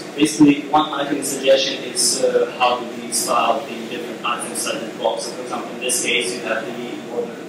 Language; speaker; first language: English; non-native, fluent; Ukrainian